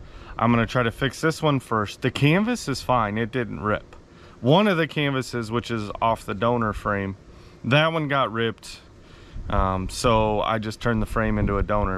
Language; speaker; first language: English; native; English